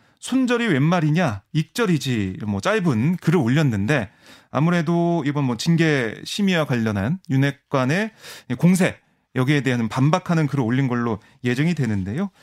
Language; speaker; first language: Korean; native; Korean